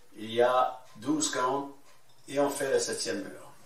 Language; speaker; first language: French; native; French